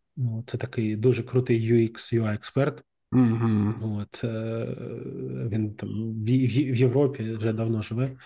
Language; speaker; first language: Ukrainian; native; Ukrainian